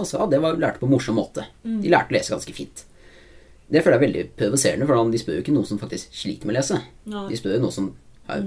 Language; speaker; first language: Norwegian; native; Norwegian